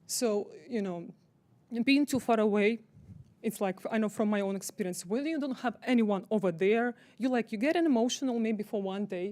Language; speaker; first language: English; non-native, fluent; Ukrainian